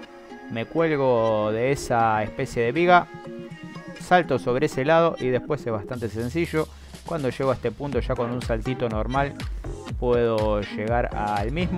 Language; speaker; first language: Spanish; native; Spanish